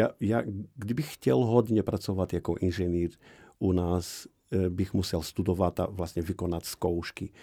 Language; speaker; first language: Czech; non-native, fluent; Portuguese